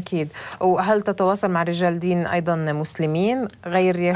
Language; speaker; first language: Arabic; native; Arabic